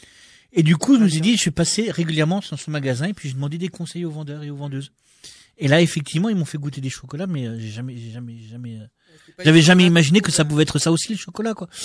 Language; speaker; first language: French; native; French